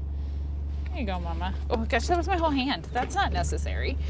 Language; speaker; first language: English; native; English